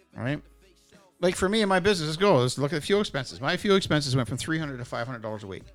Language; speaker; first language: English; native; English